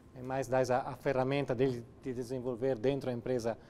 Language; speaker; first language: Portuguese; non-native, fluent; Italian